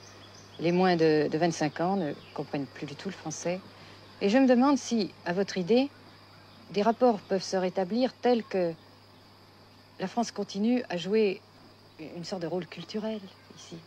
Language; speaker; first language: French; native; French